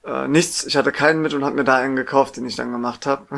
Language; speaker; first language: German; native; German